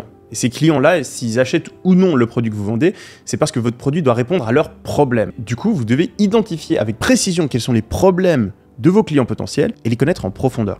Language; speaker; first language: French; native; French